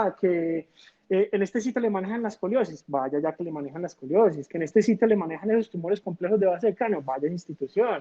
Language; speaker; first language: Spanish; native; Spanish